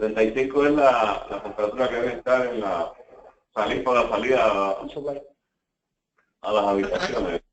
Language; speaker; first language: Spanish; native; Spanish